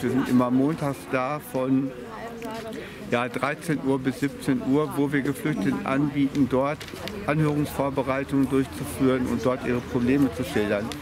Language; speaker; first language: German; native; German